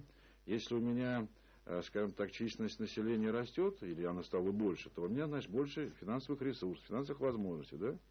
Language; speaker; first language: Russian; native; Russian